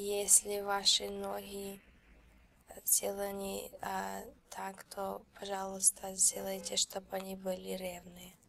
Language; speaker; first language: Russian; early bilingual, heritage; Russian